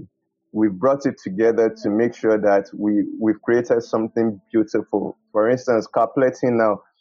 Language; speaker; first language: English; non-native, local second language; Yoruba